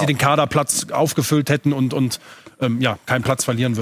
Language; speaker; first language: German; native; German